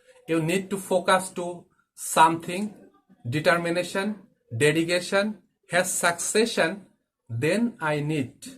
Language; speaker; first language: English; non-native, learner; Bangla